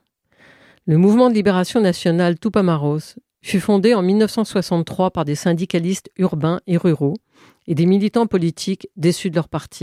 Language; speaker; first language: French; native; French